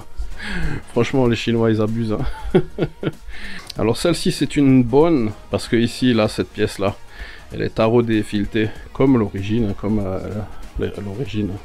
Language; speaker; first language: French; native; French